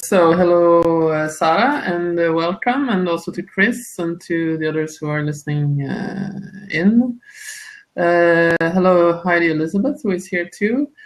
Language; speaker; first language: English; non-native, fluent; Italian